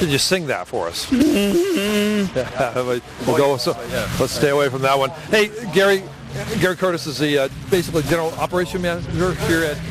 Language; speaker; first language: English; native; English